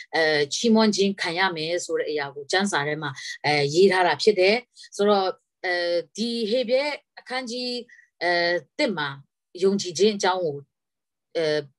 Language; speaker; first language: Burmese; non-native, local second language; Kachin